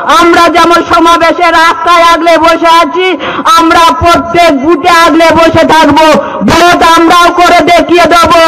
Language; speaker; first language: Bangla; non-native, local second language; Santali